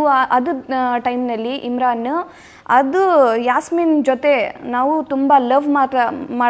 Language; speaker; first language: Kannada; non-native, local second language; Urdu